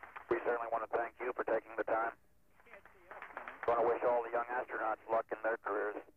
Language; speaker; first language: English; native; English